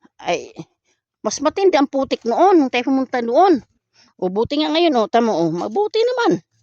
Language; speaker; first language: Filipino; native; Filipino